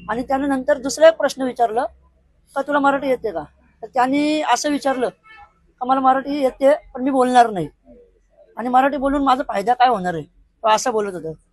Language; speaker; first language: Marathi; native; Marathi